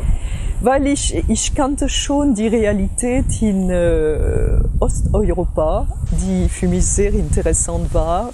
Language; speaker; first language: German; non-native, fluent; French